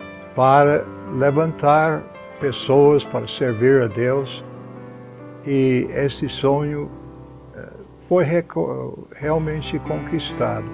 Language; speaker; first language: Portuguese; non-native, fluent; English